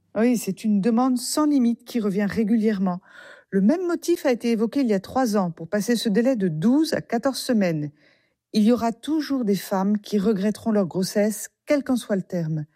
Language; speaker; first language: French; native; French